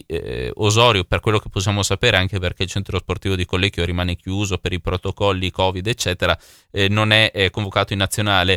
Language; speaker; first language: Italian; native; Italian